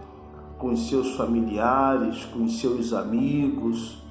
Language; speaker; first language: Portuguese; native; Portuguese